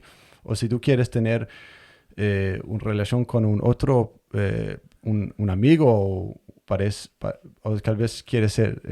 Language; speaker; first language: Spanish; non-native, fluent; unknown